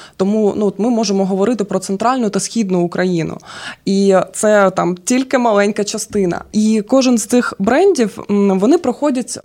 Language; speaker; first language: Ukrainian; native; Ukrainian